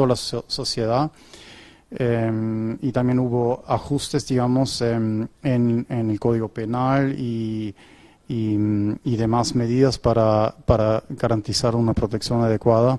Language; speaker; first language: Spanish; non-native, fluent; German